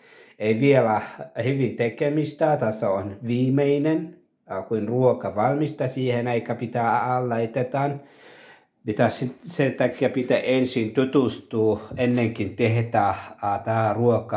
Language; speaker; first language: Finnish; non-native, learner; Tigrinya